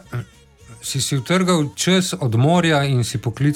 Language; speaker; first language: Slovenian; native; Slovenian